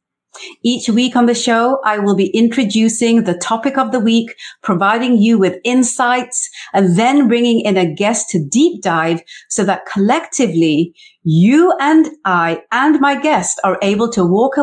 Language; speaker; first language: English; native; English